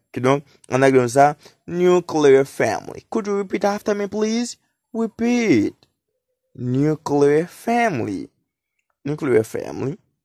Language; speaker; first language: English; non-native, learner; Haitian Creole